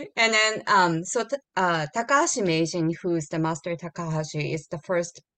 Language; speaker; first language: English; non-native, learner; Japanese